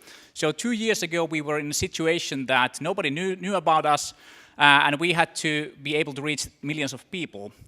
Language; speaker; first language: English; non-native, fluent; Finnish